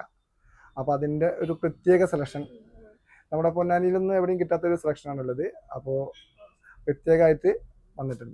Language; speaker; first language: Malayalam; native; Malayalam